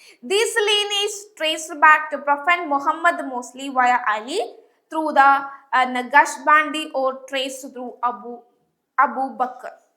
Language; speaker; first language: English; non-native, local second language; Malayalam